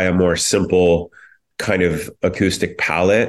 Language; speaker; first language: English; native; English